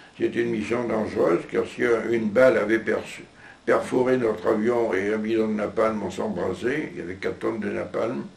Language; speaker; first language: French; native; French